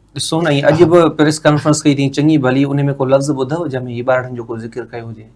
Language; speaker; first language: Sindhi; native; Sindhi